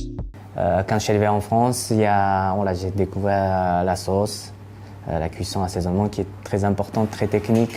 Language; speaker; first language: French; non-native, fluent; Japanese